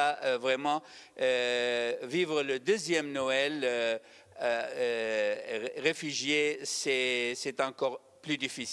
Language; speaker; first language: French; non-native, fluent; Arabic